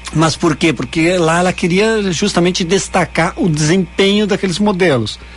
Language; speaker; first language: Portuguese; native; Portuguese